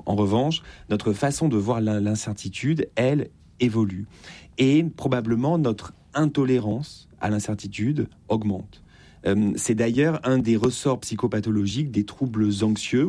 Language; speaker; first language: French; native; French